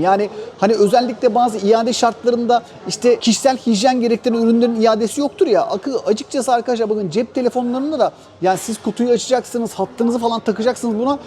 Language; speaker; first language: Turkish; native; Turkish